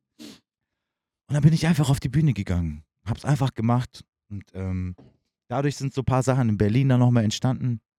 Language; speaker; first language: German; early bilingual, other home language; Turkish